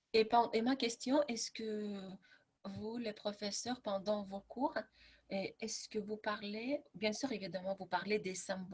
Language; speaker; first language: French; non-native, fluent; Lithuanian